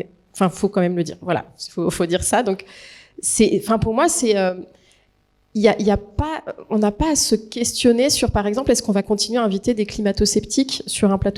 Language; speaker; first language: French; native; French